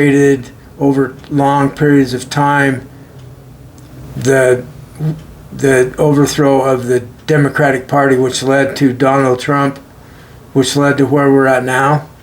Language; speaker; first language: English; native; English